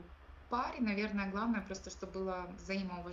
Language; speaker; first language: Russian; non-native, local second language; Ukrainian